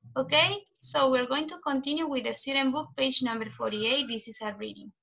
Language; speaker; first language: English; non-native, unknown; Spanish